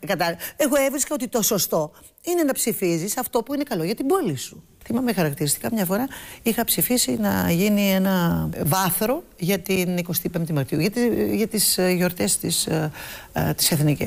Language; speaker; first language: Greek; native; Greek